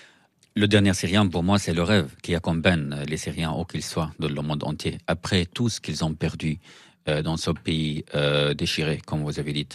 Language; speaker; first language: French; non-native, fluent; Arabic